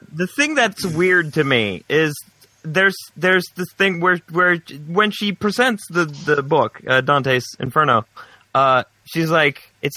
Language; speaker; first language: English; non-native, fluent; Swedish